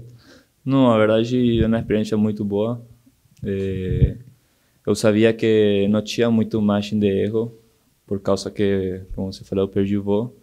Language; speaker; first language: Portuguese; non-native, local second language; Spanish